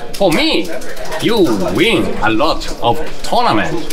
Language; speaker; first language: English; non-native, learner; Japanese